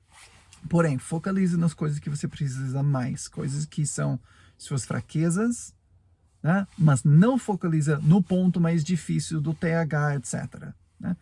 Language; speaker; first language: Portuguese; non-native, fluent; English